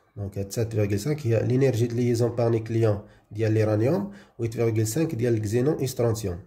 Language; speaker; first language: French; non-native, local second language; Arabic